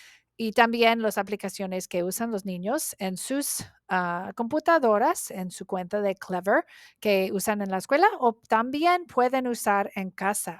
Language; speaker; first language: Spanish; non-native, learner; English